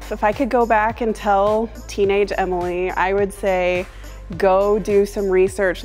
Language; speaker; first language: English; native; English